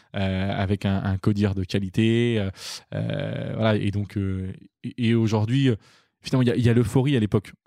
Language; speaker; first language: French; native; French